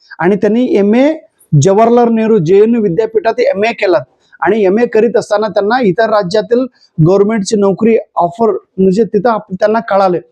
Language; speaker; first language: Marathi; non-native, local second language; Kannada